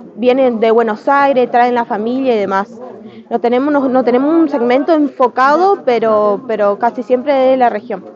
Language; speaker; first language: Spanish; native; Spanish